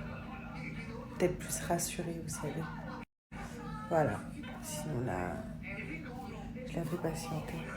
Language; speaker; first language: French; native; French